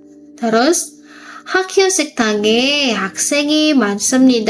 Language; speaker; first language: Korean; non-native, fluent; Indonesian